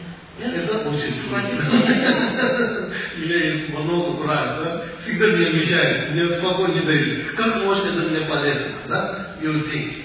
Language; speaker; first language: Russian; non-native, learner; Tibetan